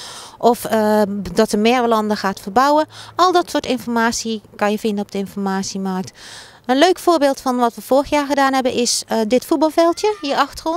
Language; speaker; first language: Dutch; native; Dutch